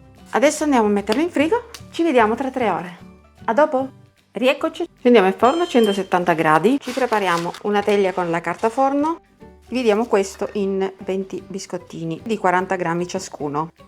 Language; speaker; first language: Italian; native; Italian